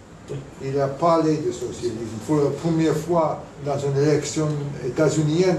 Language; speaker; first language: French; non-native, fluent; English